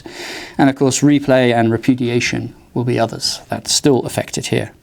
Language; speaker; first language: English; native; English